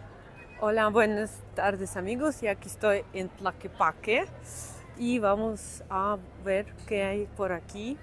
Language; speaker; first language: Spanish; non-native, fluent; Russian